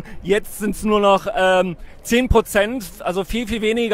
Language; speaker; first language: German; native; German